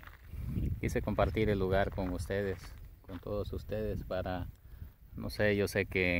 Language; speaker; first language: Spanish; native; Spanish